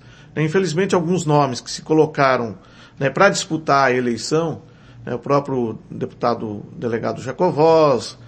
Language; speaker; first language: Portuguese; native; Portuguese